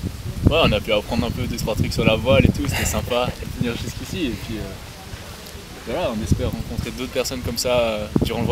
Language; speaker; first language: French; native; French